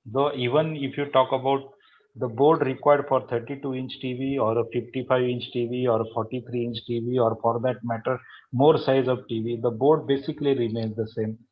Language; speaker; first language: English; non-native, local second language; Marathi